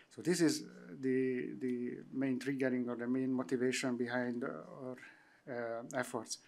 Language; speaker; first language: English; non-native, fluent; Hungarian